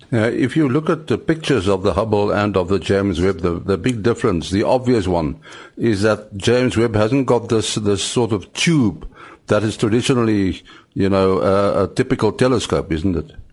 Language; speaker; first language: English; non-native, local second language; Afrikaans